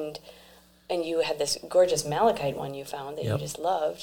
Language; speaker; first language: English; native; English